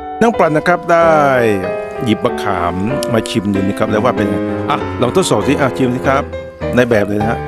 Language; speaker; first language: Thai; native; Thai